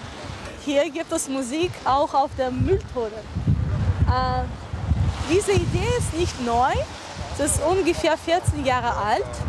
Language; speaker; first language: German; non-native, fluent; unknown